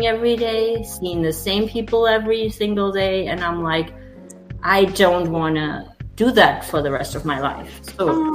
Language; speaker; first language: English; non-native, fluent; German